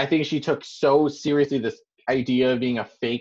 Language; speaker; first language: English; non-native, fluent; French